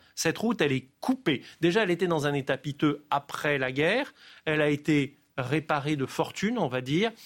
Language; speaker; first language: French; native; French